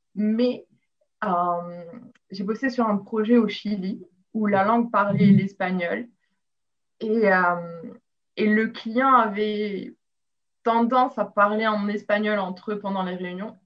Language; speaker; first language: French; non-native, local second language; Arabic